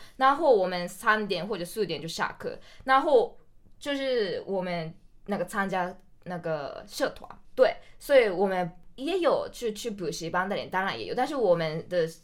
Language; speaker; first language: Chinese; non-native, learner; Japanese